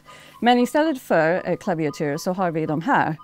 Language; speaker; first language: Swedish; non-native, fluent; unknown